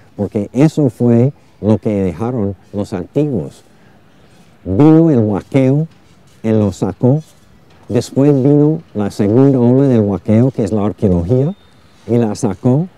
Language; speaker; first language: Spanish; non-native, fluent; English